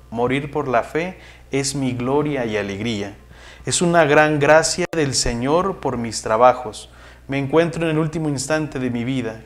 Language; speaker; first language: Spanish; native; Spanish